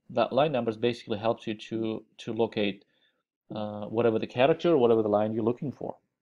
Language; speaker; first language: English; non-native, fluent; Uzbek